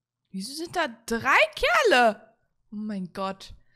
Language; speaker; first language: German; native; German